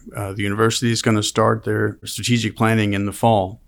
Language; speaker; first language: English; non-native, fluent; Danish